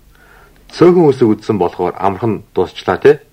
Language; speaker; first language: Mongolian; native; Mongolian